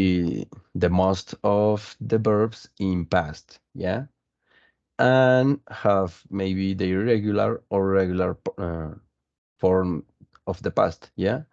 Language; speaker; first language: English; non-native, fluent; Spanish